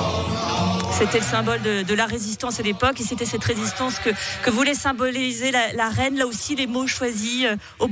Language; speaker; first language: French; native; French